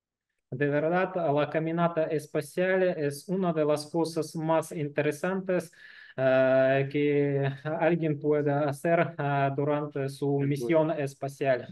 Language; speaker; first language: Spanish; non-native, learner; Russian